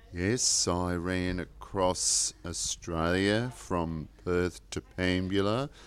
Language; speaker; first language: English; native; English